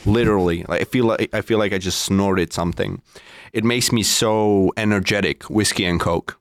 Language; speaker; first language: English; non-native, fluent; Czech